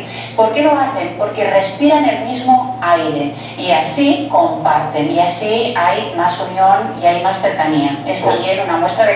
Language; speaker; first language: Spanish; native; Spanish